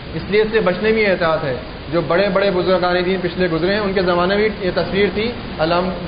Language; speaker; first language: Urdu; native; Urdu